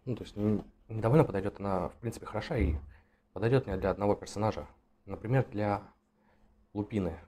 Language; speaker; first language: Russian; native; Russian